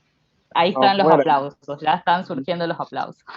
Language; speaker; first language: Spanish; native; Spanish